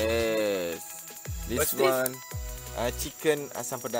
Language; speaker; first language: English; non-native, learner; Malay